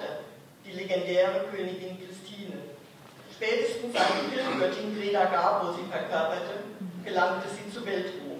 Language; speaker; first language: German; native; German